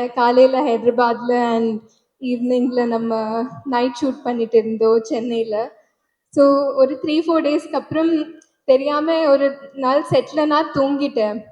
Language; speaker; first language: Tamil; non-native, learner; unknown